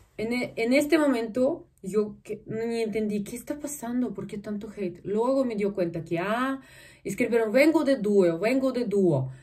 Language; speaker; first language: Spanish; non-native, fluent; Russian